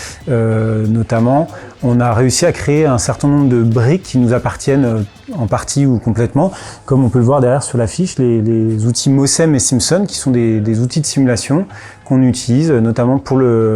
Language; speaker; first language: French; native; French